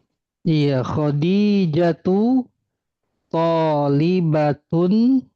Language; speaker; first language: Arabic; non-native, fluent; Indonesian